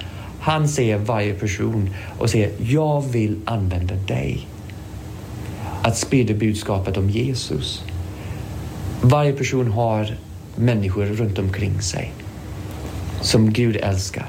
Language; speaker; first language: Swedish; non-native, fluent; English